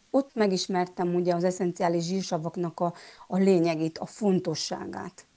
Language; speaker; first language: Hungarian; non-native, local second language; Romanian